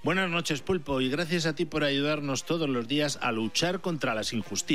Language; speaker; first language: Spanish; native; Spanish